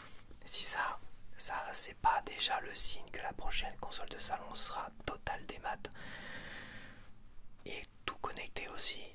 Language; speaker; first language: French; native; French